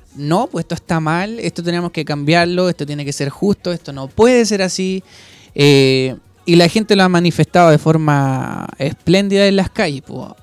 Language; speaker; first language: Spanish; native; Spanish